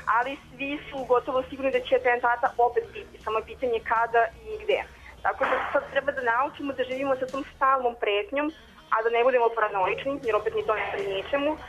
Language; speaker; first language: Serbian; native; Serbian